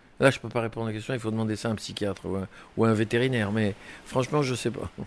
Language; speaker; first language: French; early bilingual, other home language; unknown